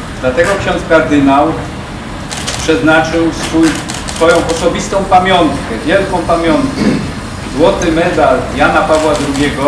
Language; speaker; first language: Polish; native; Polish